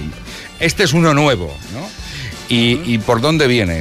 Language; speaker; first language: Spanish; native; Spanish